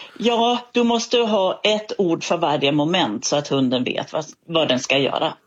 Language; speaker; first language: Swedish; non-native, fluent; Danish